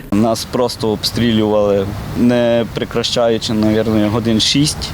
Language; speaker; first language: Ukrainian; native; Ukrainian